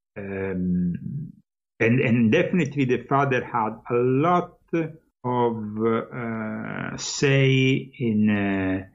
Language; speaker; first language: English; non-native, fluent; Italian